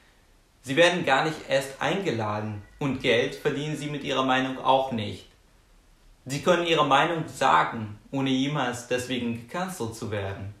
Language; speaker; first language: German; non-native, fluent; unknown